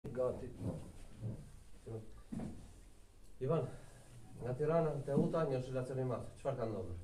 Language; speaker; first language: Albanian; native; Albanian